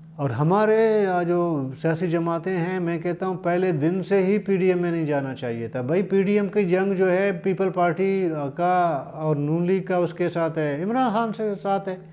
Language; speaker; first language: Urdu; non-native, local second language; Baluchi